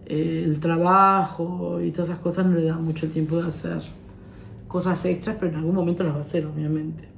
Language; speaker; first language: Spanish; native; Spanish